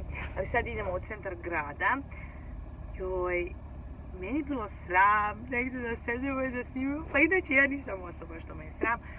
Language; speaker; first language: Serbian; early bilingual, heritage; Serbian